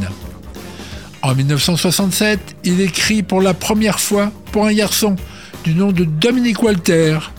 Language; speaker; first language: French; native; French